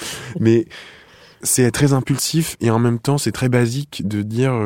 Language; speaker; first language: French; native; French